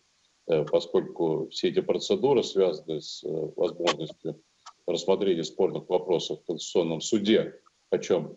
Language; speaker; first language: Russian; native; Russian